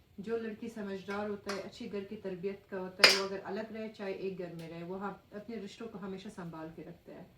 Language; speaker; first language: Urdu; non-native, fluent; Persian